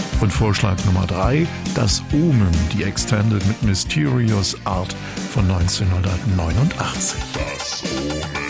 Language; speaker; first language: German; native; German